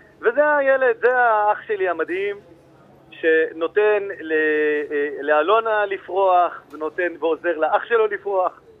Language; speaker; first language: Hebrew; native; Hebrew